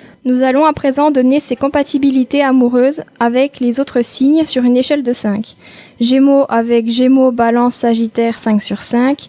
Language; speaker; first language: French; native; French